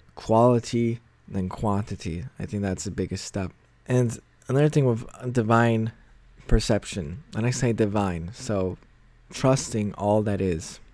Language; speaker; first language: English; native; English